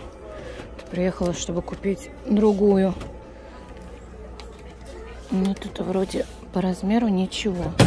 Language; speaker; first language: Russian; native; Russian